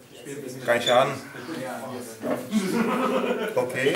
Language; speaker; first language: German; native; German